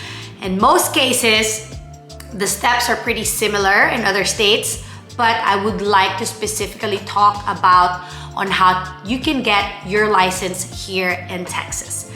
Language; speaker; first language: English; non-native, local second language; Filipino